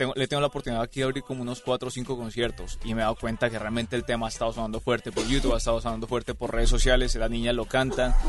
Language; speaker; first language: Spanish; native; Spanish